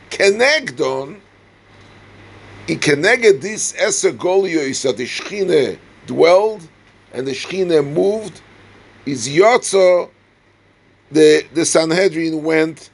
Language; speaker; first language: English; native; English